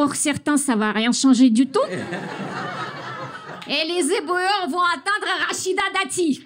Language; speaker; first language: French; non-native, fluent; Russian